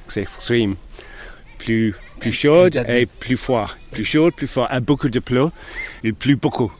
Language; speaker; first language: French; non-native, learner; English